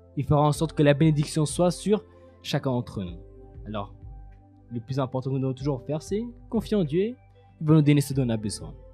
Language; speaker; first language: French; native; French